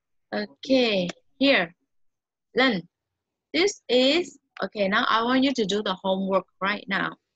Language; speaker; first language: English; non-native, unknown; Vietnamese